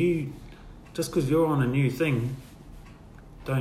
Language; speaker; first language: English; native; English